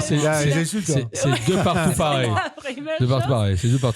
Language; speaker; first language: French; native; French